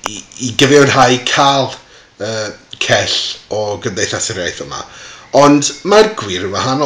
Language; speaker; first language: Welsh; non-native, local second language; English